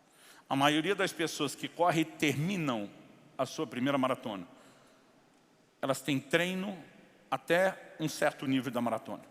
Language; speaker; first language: Portuguese; native; Portuguese